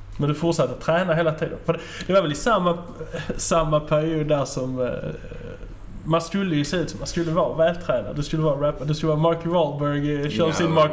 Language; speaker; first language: Swedish; native; Swedish